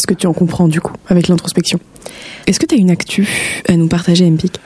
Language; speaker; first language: French; native; French